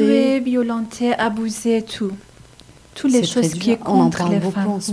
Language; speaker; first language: French; non-native, fluent; Persian